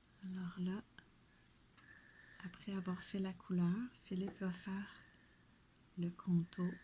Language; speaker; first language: French; native; French